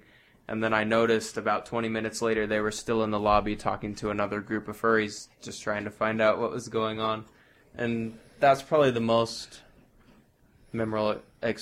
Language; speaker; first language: English; native; English